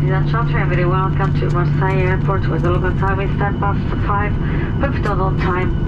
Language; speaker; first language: English; non-native, fluent; Italian